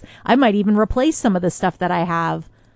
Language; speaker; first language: English; native; English